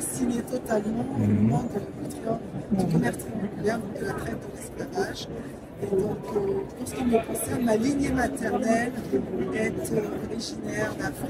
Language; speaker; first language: French; native; French